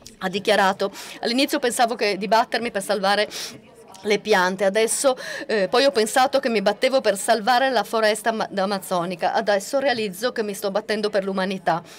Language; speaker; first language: Italian; non-native, fluent; Portuguese